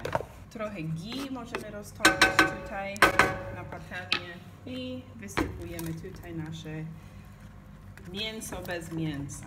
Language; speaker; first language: Polish; non-native, learner; English